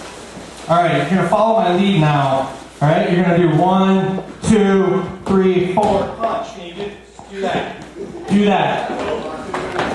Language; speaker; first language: English; native; English